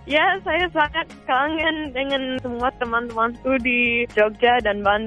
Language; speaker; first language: Indonesian; non-native, fluent; English